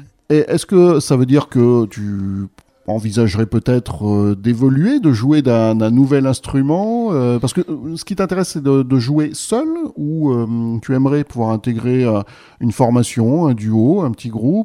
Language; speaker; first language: French; native; French